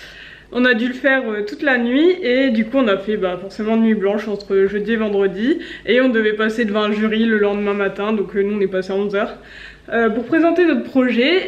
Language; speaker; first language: French; native; French